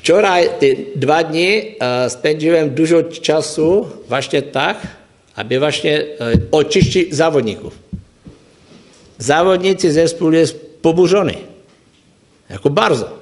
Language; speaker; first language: Polish; non-native, learner; Czech